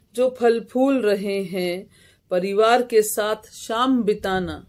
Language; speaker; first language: Hindi; native; Hindi